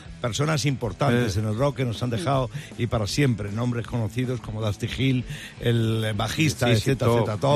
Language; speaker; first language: Spanish; native; Spanish